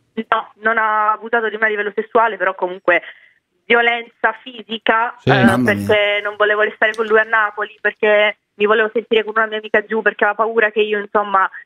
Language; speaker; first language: Italian; native; Italian